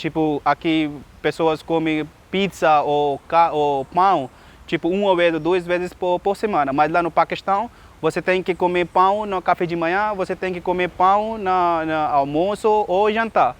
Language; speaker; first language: Portuguese; non-native, learner; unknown